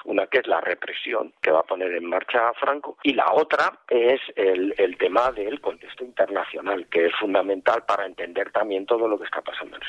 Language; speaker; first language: Spanish; native; Spanish